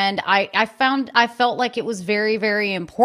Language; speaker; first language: English; native; English